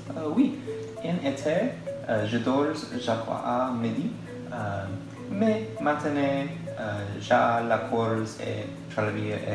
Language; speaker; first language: French; non-native, learner; English